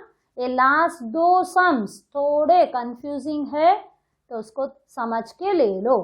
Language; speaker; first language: Hindi; non-native, local second language; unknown